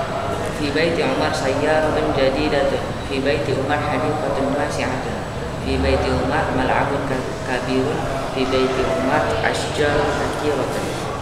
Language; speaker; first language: Arabic; non-native, learner; Indonesian